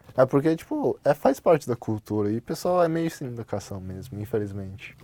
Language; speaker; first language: Portuguese; non-native, fluent; Chinese